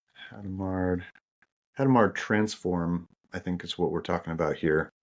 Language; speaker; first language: English; native; English